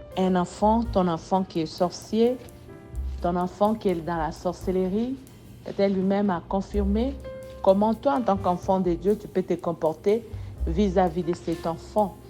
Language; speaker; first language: French; non-native, local second language; Lingala